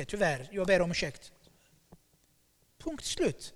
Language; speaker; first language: Swedish; non-native, fluent; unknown